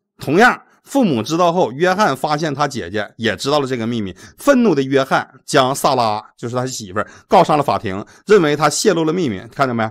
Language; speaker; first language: Chinese; native; Chinese